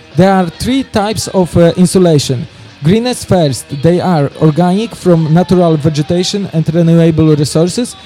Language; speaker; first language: English; non-native, fluent; Polish